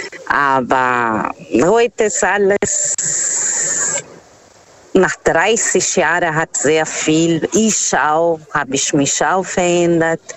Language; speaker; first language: German; non-native, fluent; Portuguese